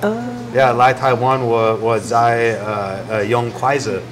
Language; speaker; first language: Chinese; non-native, learner; English